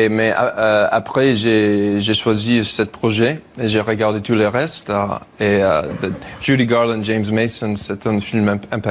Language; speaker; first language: French; non-native, learner; English